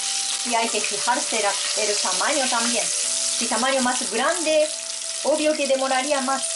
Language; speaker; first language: Spanish; non-native, fluent; Japanese